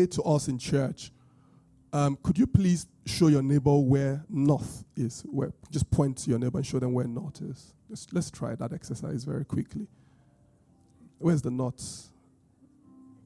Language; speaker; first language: English; non-native, local second language; Bini